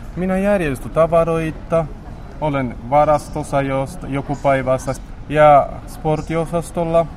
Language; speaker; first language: Finnish; non-native, learner; Romany